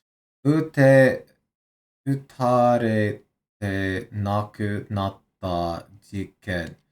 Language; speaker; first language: Japanese; non-native, learner; English